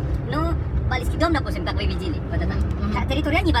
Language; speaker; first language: Russian; non-native, learner; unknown